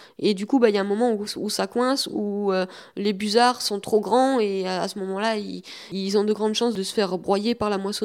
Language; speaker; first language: French; native; French